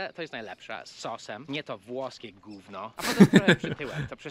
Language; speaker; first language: Polish; non-native, fluent; English